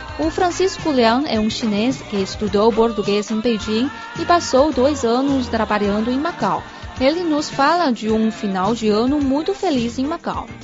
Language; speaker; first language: Portuguese; non-native, fluent; Chinese